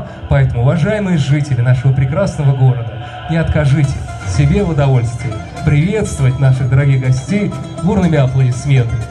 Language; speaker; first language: Russian; native; Russian